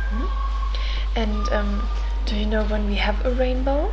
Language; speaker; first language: English; non-native, fluent; German